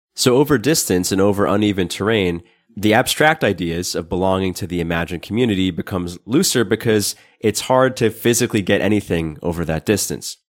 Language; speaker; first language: English; native; English